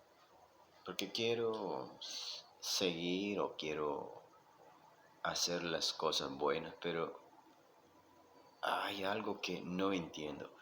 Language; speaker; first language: Spanish; non-native, local second language; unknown